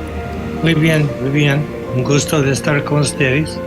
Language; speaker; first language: Spanish; non-native, fluent; English